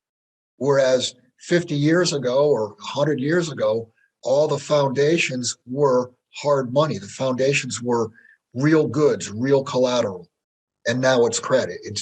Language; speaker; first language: English; native; English